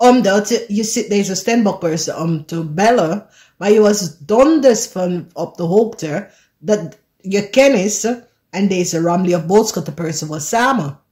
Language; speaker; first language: Dutch; non-native, learner; English